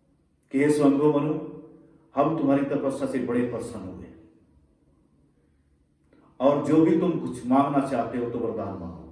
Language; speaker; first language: Hindi; native; Hindi